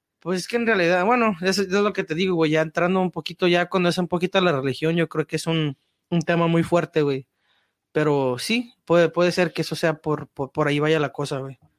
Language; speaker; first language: Spanish; early bilingual, heritage; Spanish